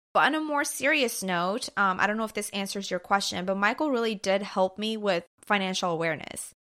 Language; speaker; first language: English; early bilingual, other home language; Persian